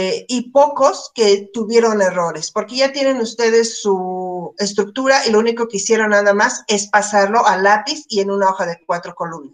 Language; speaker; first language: Spanish; native; Spanish